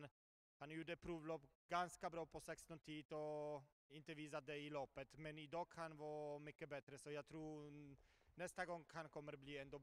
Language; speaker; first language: Swedish; non-native, fluent; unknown